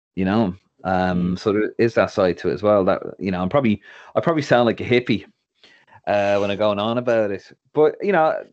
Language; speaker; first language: English; native; English